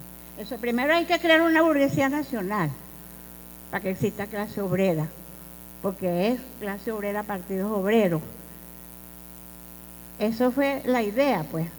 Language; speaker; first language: Spanish; native; Spanish